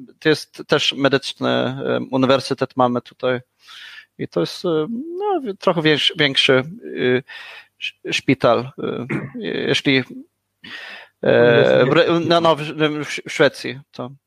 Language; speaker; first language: Polish; non-native, learner; Swedish